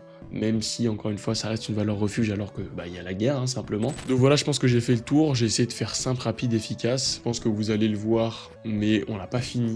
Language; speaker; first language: French; native; French